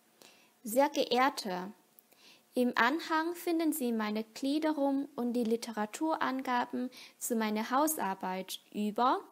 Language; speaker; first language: German; non-native, fluent; Vietnamese